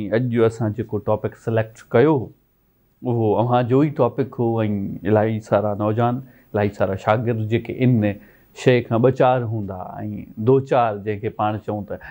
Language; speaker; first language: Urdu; non-native, local second language; Sindhi